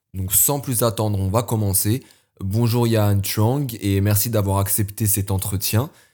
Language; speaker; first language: French; native; French